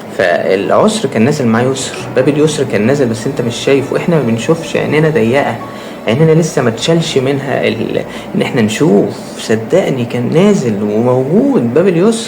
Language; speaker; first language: Arabic; native; Arabic